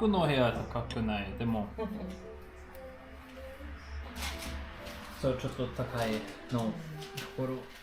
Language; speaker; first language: Japanese; non-native, learner; English